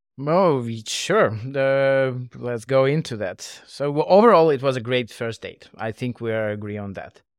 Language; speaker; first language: English; non-native, fluent; Russian